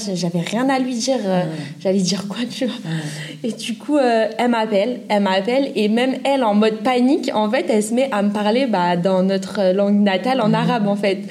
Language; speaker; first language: French; native; French